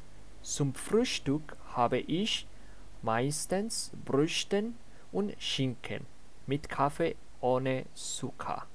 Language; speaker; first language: German; non-native, learner; Spanish